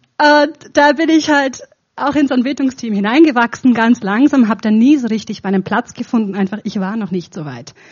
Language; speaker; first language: German; non-native, fluent; Romanian